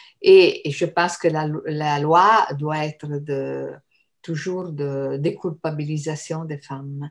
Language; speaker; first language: French; non-native, fluent; Italian